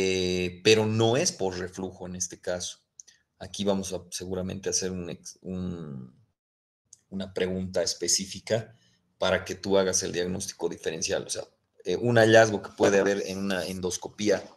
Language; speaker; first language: Spanish; native; Spanish